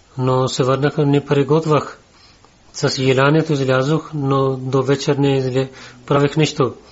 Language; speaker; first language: Bulgarian; non-native, learner; Urdu